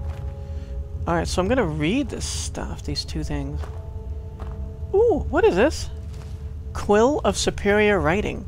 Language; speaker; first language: English; native; English